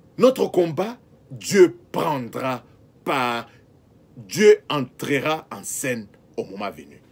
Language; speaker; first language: French; non-native, local second language; Lingala